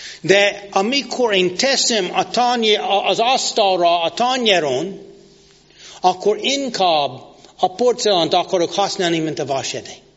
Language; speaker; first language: Hungarian; non-native, fluent; English